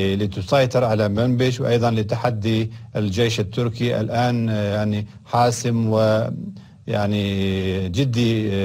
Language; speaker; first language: Arabic; non-native, fluent; Turkish